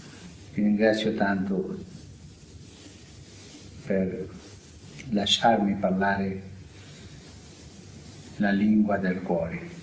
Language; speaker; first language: Italian; non-native, fluent; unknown